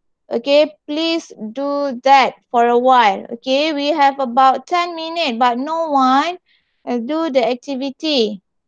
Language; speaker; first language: English; non-native, local second language; Malay